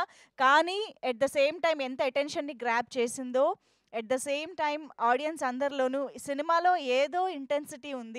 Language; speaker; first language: Telugu; native; Telugu